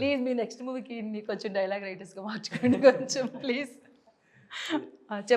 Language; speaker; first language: Telugu; native; Telugu